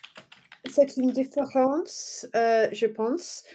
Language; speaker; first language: French; non-native, learner; English